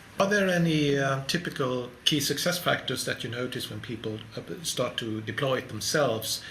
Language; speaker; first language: English; non-native, fluent; Swedish